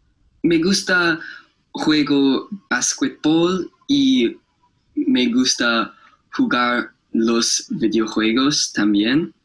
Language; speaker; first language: Spanish; non-native, learner; English